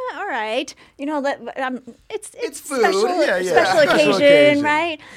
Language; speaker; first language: English; native; English